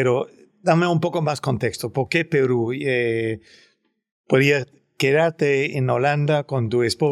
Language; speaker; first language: Spanish; non-native, fluent; Danish